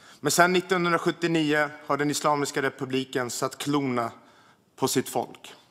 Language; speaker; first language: Swedish; early bilingual, other home language; Armenian